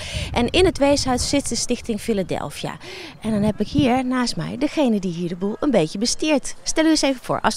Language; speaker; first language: Dutch; native; Dutch